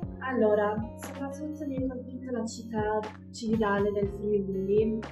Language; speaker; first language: Italian; early bilingual, heritage; German